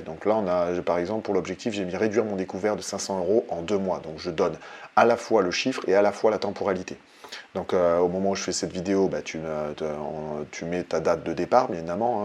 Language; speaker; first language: French; native; French